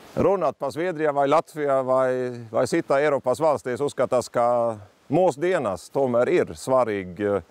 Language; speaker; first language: Latvian; non-native, learner; Swedish